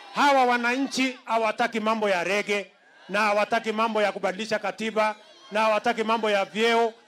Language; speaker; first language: Swahili; non-native, local second language; Kalenjin